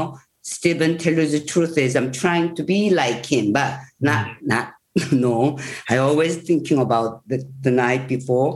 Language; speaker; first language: English; non-native, learner; Korean